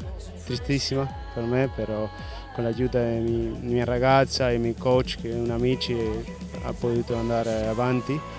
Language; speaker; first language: Italian; non-native, fluent; Spanish